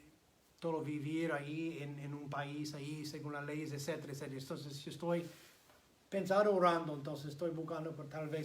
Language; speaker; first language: Spanish; non-native, fluent; English